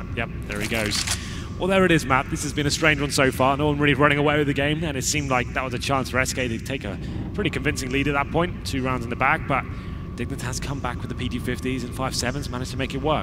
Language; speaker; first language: English; native; English